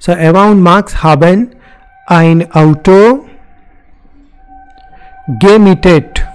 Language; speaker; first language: German; non-native, fluent; Hindi